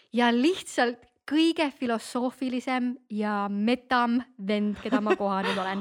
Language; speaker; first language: Estonian; native; Estonian